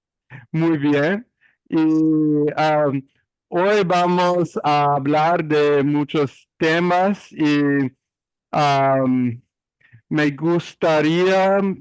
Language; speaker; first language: Spanish; non-native, learner; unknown